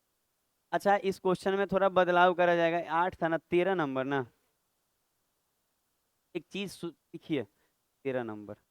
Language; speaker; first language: Hindi; native; Hindi